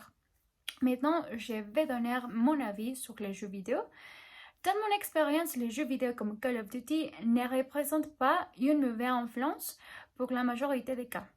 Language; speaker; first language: French; non-native, learner; Spanish